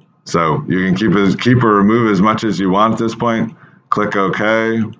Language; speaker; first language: English; native; English